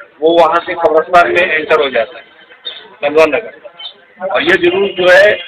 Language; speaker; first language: Hindi; non-native, local second language; Urdu